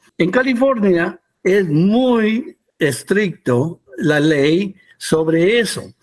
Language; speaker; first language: Spanish; early bilingual, heritage; Spanish